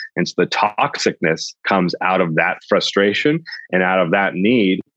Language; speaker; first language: English; native; English